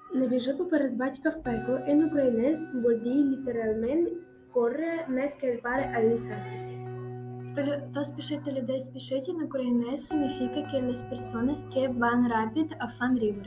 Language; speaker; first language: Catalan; non-native, learner; Ukrainian